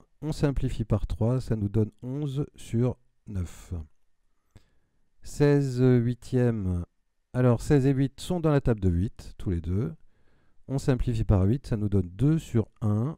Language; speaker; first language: French; native; French